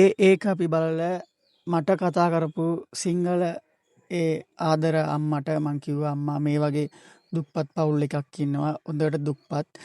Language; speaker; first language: Sinhala; non-native, local second language; Tamil